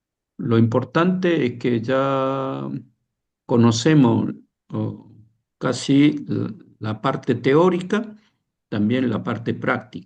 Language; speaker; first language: Spanish; non-native, fluent; Korean